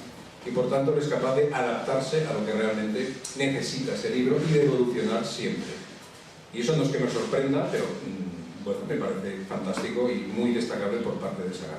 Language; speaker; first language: Spanish; native; Spanish